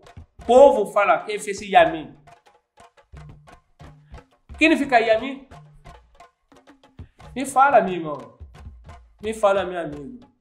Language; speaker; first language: Portuguese; non-native, learner; Yoruba